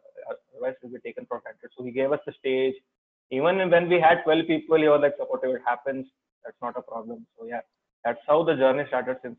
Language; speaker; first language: English; non-native, local second language; Kannada